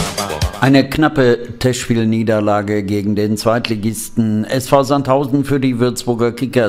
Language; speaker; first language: German; native; German